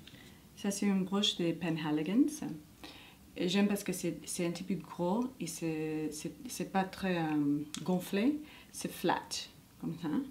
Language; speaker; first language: French; non-native, learner; English